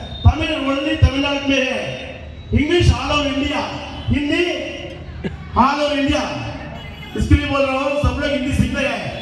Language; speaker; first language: Hindi; non-native, local second language; Tamil